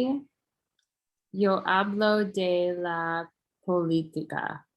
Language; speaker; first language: Spanish; non-native, learner; English